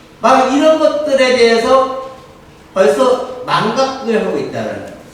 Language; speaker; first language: Korean; native; Korean